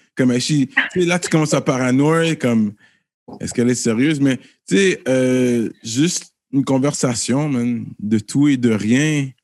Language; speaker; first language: French; early bilingual, other home language; Haitian Creole